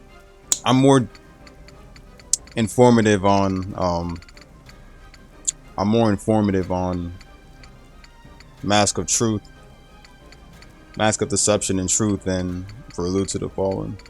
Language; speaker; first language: English; native; English